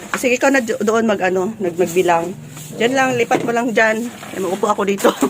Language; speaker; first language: Filipino; native; Filipino